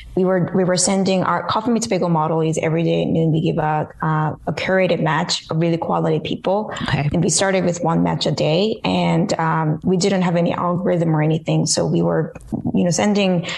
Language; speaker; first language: English; early bilingual, other home language; Korean